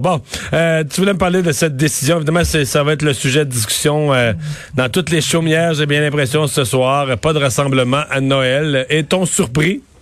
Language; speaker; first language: French; native; French